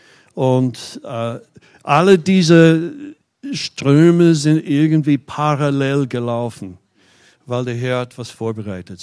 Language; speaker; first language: German; non-native, fluent; English